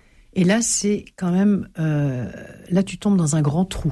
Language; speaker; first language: French; native; French